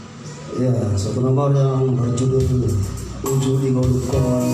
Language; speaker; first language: Indonesian; native; Indonesian